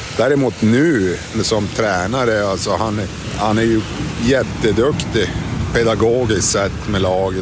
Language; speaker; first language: Swedish; native; Swedish